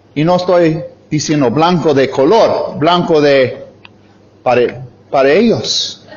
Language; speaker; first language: Spanish; non-native, fluent; English